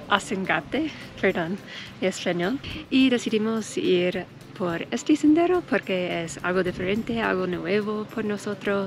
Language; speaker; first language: Spanish; non-native, learner; English